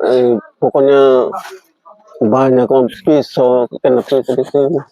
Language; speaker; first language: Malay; non-native, local second language; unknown